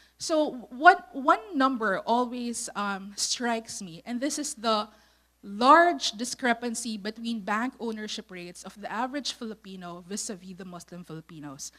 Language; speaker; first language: English; non-native, local second language; Filipino